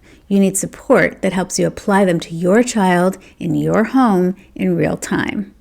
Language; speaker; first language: English; native; English